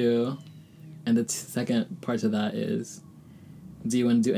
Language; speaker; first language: English; early bilingual, other home language; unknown